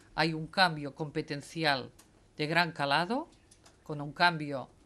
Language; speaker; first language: Spanish; non-native, local second language; Catalan